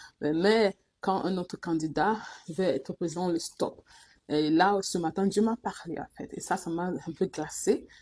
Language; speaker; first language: French; non-native, local second language; Duala